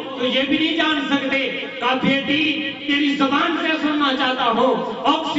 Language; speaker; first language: Urdu; non-native, local second language; Punjabi